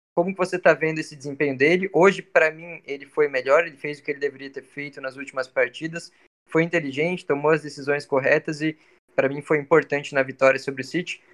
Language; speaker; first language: Portuguese; native; Portuguese